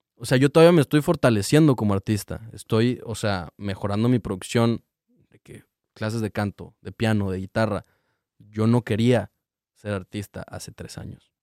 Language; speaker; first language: Spanish; native; Spanish